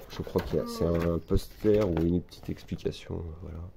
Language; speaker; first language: French; native; French